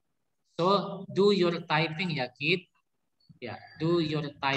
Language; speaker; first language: English; non-native, learner; Indonesian